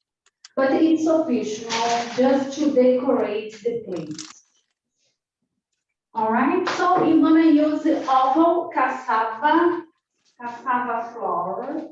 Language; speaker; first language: English; non-native, learner; Portuguese